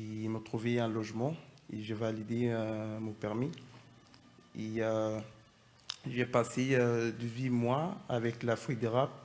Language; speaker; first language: French; non-native, fluent; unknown